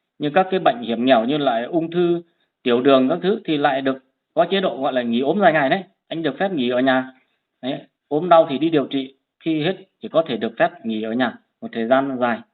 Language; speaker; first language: Vietnamese; non-native, local second language; Hmong